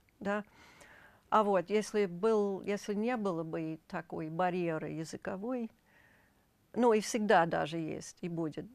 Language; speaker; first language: Russian; non-native, fluent; English